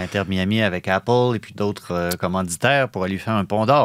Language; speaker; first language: French; native; French